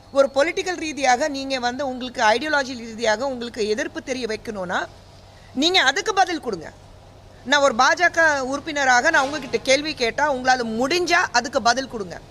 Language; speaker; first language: Tamil; non-native, fluent; Hindi